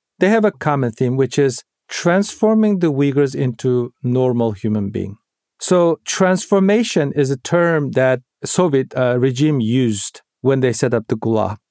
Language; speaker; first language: English; non-native, fluent; Uyghur